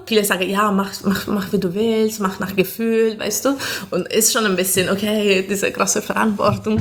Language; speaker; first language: German; non-native, fluent; Italian